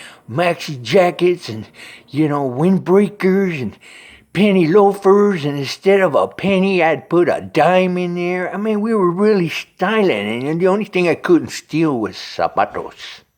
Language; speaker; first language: English; native; English